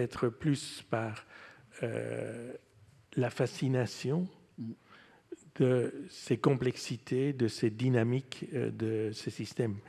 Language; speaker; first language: French; native; French